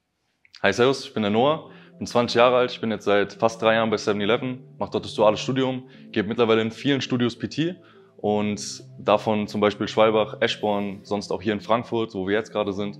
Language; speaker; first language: German; native; German